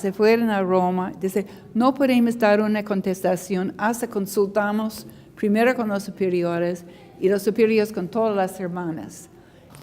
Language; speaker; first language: Spanish; non-native, learner; English